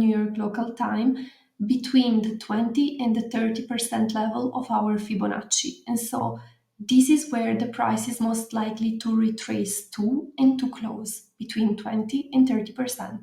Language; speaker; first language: English; non-native, fluent; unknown